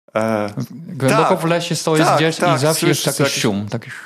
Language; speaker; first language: Polish; non-native, fluent; Dutch